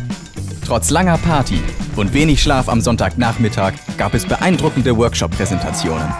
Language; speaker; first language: German; native; German